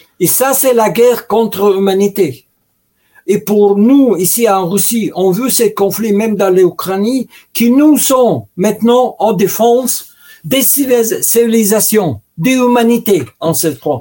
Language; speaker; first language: French; non-native, learner; Russian